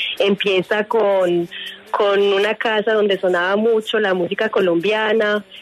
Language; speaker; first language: Spanish; early bilingual, heritage; French